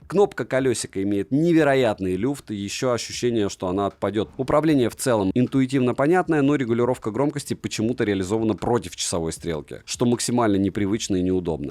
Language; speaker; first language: Russian; native; Russian